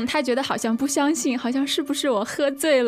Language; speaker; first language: Chinese; native; Chinese